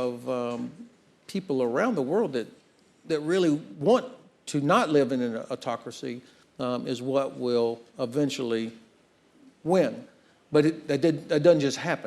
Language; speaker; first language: English; native; English